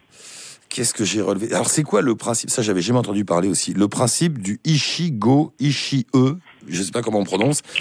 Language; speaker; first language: French; native; French